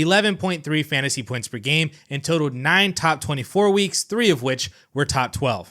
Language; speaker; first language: English; native; English